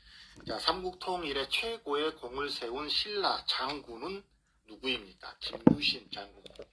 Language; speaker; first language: Korean; native; Korean